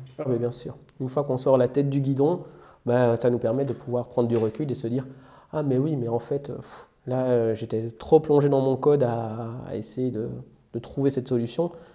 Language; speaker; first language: French; native; French